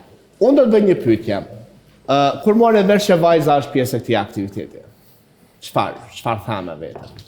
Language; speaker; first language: Albanian; native; Albanian